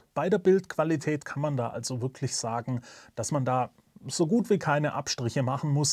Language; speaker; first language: German; native; German